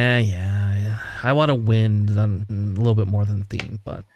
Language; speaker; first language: English; native; English